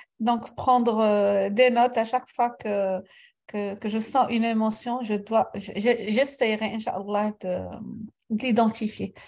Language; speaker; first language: French; non-native, local second language; Arabic